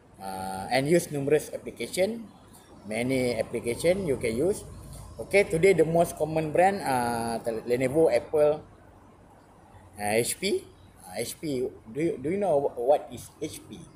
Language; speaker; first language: English; non-native, learner; Malay